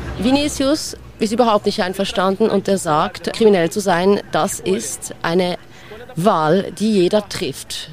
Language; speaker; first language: German; native; German